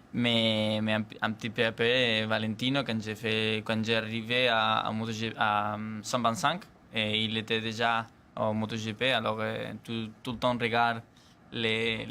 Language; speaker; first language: French; non-native, learner; Spanish